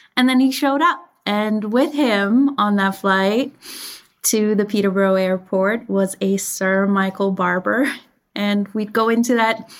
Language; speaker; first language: English; early bilingual, other home language; Persian